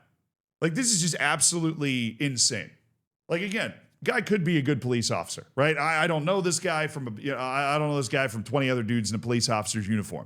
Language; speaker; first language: English; native; English